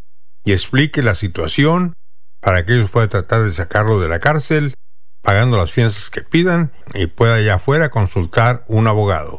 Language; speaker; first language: Spanish; native; Spanish